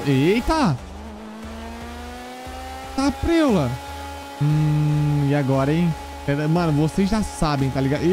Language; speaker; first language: Portuguese; native; Portuguese